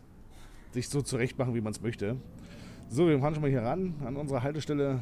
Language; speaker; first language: German; native; German